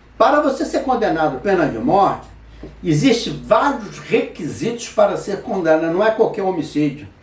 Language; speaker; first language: Portuguese; native; Portuguese